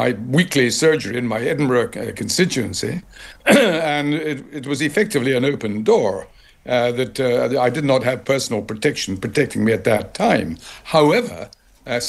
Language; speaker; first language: English; native; English